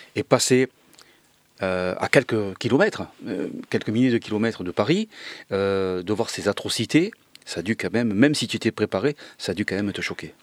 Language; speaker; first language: French; native; French